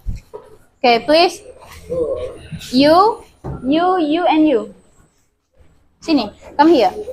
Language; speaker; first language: English; non-native, learner; Indonesian